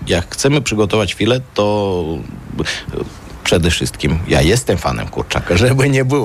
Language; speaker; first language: Polish; non-native, fluent; Armenian